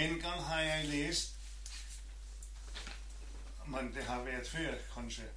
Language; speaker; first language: Danish; non-native, learner; German